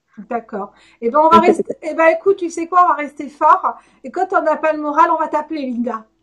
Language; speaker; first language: French; native; French